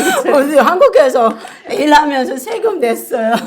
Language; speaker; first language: Korean; non-native, learner; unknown